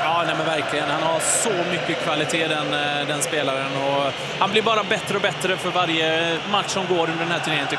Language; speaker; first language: Swedish; native; Swedish